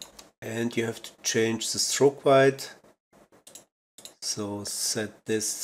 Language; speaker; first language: English; non-native, fluent; German